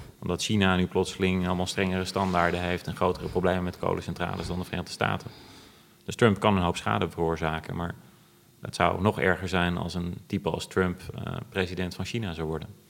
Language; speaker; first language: Dutch; native; Dutch